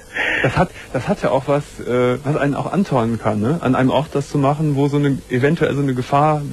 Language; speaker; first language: German; native; German